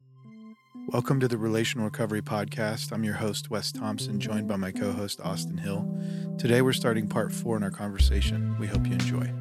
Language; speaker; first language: English; native; English